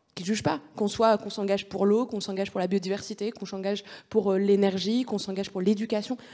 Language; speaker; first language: French; native; French